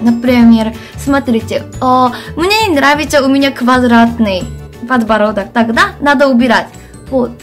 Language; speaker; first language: Russian; non-native, fluent; Korean